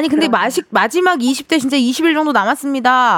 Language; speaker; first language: Korean; native; Korean